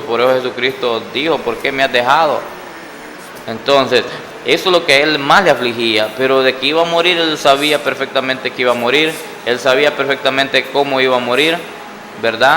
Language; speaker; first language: Spanish; native; Spanish